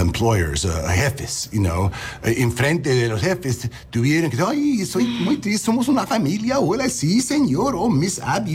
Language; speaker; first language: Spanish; early bilingual, heritage; English